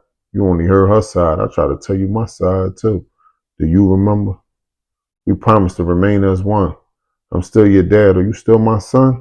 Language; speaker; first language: English; native; English